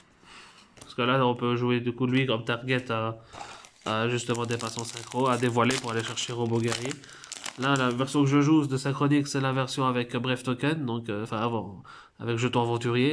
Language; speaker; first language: French; native; French